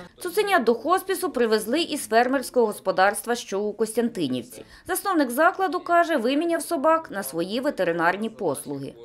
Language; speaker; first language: Ukrainian; native; Ukrainian